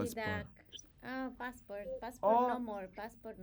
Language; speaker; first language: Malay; non-native, learner; English